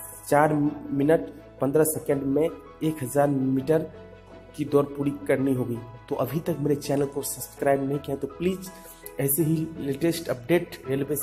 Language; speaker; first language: Hindi; native; Hindi